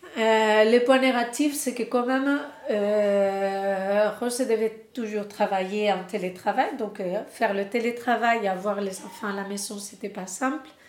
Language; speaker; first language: French; non-native, fluent; Spanish